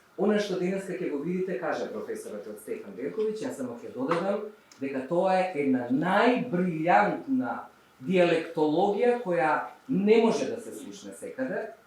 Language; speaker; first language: Macedonian; native; Macedonian